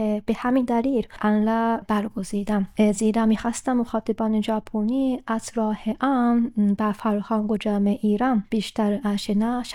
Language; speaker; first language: Persian; non-native, fluent; Japanese